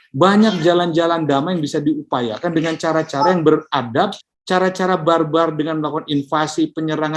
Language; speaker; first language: Indonesian; native; Indonesian